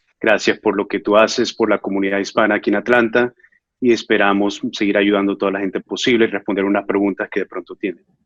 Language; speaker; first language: Spanish; native; Spanish